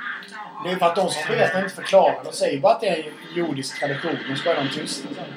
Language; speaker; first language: Swedish; native; Swedish